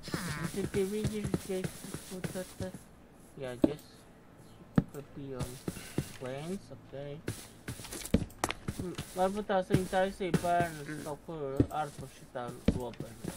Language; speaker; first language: Russian; non-native, learner; English